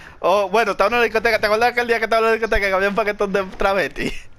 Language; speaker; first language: Spanish; early bilingual, heritage; Spanish